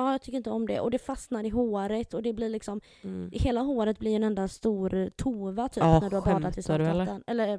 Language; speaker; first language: Swedish; native; Swedish